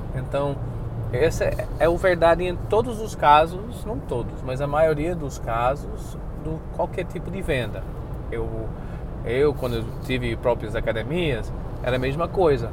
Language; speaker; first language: Portuguese; non-native, fluent; English